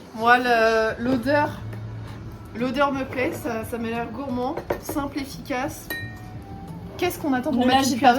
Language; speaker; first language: French; native; French